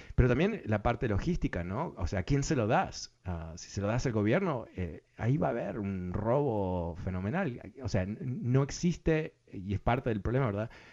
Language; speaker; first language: Spanish; early bilingual, other home language; English